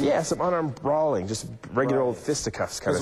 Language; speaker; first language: English; native; English